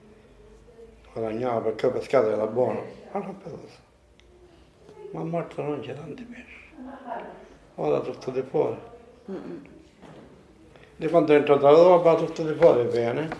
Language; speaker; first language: Italian; non-native, learner; Maltese